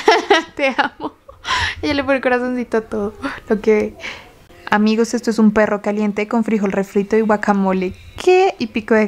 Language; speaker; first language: Spanish; native; Spanish